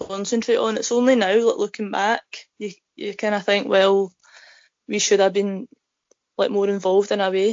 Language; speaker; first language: English; native; English